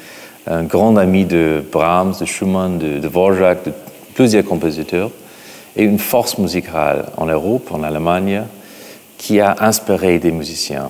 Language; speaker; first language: French; non-native, fluent; English